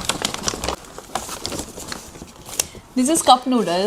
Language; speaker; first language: English; non-native, local second language; Hindi